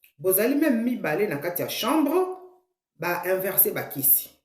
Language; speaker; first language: Lingala; native; Lingala